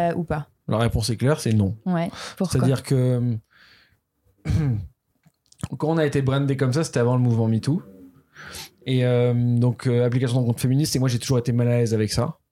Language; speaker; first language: French; native; French